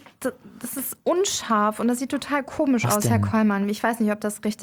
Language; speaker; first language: German; native; German